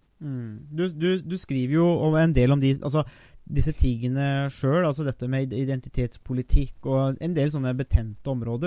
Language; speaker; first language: Norwegian; native; Norwegian